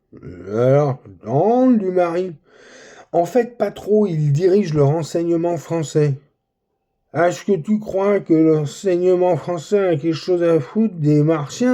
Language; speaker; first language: French; native; French